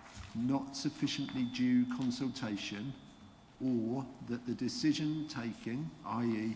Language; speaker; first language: English; native; English